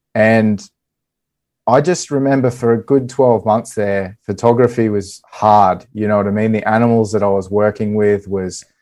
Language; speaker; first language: English; native; English